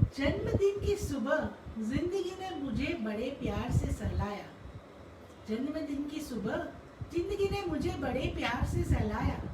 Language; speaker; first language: Hindi; non-native, local second language; Gujarati